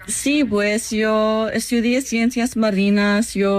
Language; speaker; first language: Spanish; non-native, learner; English